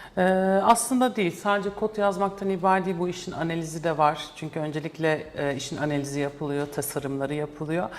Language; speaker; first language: Turkish; early bilingual, heritage; Turkish